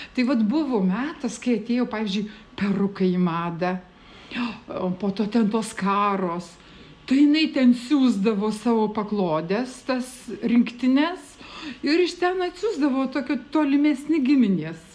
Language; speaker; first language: Lithuanian; native; Lithuanian